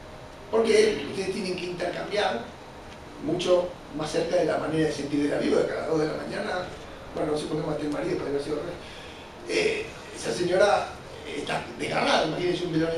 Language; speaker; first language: Spanish; native; Spanish